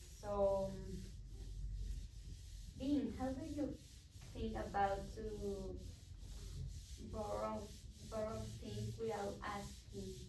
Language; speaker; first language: English; non-native, learner; Spanish